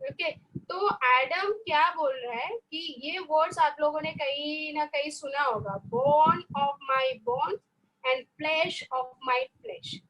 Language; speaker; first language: Hindi; non-native, local second language; Malayalam